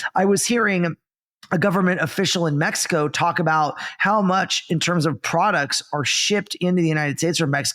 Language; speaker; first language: English; native; English